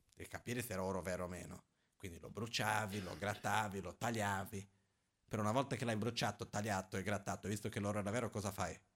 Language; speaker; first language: Italian; non-native, fluent; Portuguese